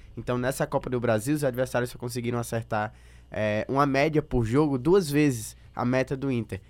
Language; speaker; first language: Portuguese; native; Portuguese